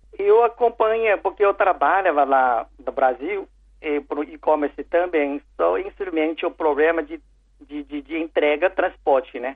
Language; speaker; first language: Portuguese; non-native, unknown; Chinese